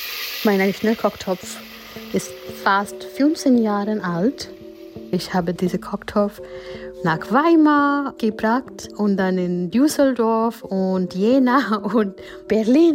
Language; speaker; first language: German; non-native, fluent; Gujarati